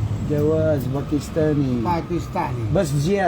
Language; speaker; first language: Arabic; non-native, learner; Filipino